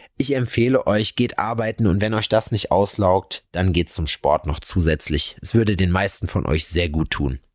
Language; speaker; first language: German; native; German